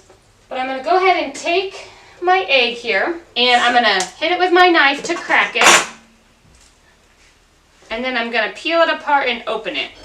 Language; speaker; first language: English; native; English